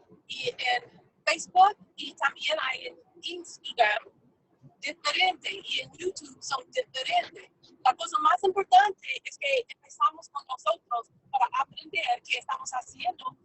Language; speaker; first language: Spanish; non-native, fluent; English